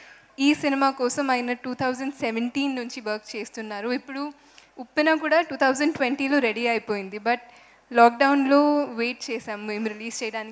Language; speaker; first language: Telugu; non-native, fluent; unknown